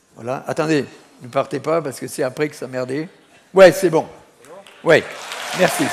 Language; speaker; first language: French; native; French